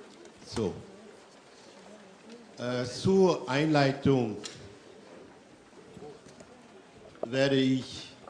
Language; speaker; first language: German; non-native, fluent; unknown